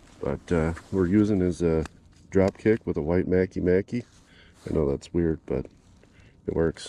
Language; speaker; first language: English; native; English